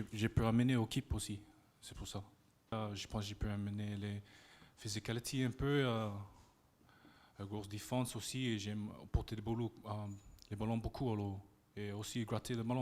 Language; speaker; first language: French; non-native, learner; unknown